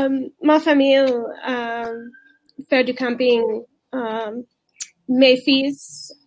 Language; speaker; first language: French; non-native, learner; English